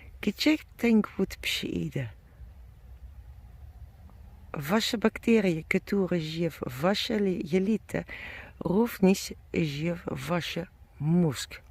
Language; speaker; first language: Polish; non-native, learner; German